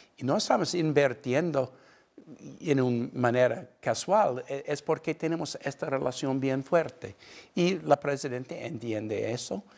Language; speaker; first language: Spanish; non-native, fluent; English